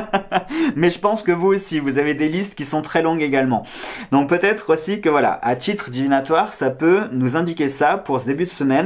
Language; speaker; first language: French; native; French